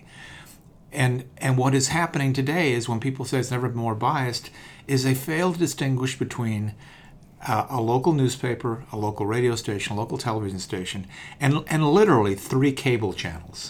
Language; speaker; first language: English; native; English